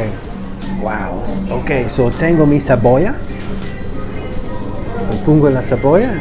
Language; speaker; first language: Spanish; non-native, learner; English